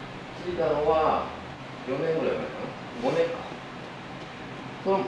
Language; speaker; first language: Japanese; native; Japanese